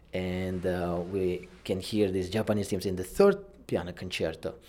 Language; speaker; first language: English; non-native, fluent; Russian